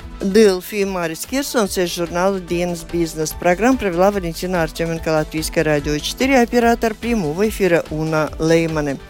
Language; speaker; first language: Russian; native; Russian